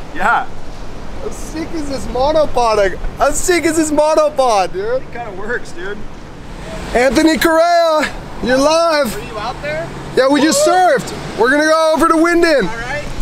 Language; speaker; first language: English; native; English